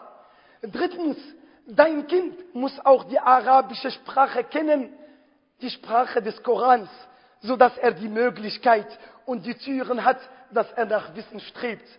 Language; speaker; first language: German; non-native, fluent; Arabic